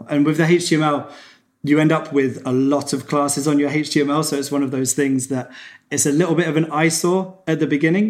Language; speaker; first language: English; native; English